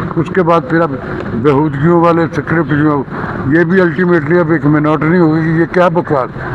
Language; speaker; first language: Urdu; non-native, local second language; Punjabi